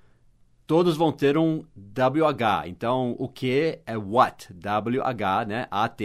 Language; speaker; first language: Portuguese; non-native, fluent; English